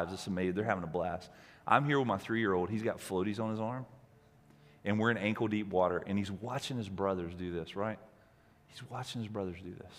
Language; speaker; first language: English; native; English